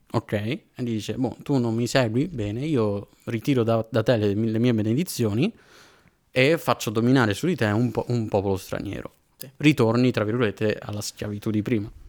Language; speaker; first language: Italian; native; Italian